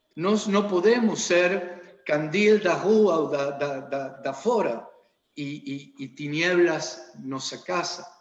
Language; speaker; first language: Portuguese; non-native, learner; Spanish